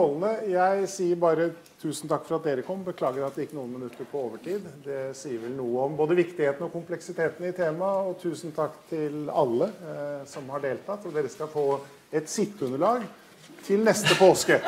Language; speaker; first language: Norwegian; native; Norwegian